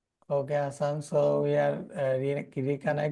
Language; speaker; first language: English; non-native, learner; Bangla